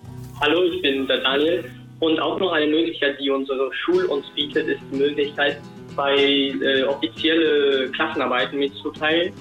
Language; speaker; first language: German; non-native, fluent; Spanish